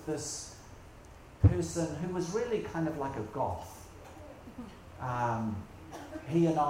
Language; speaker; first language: English; native; English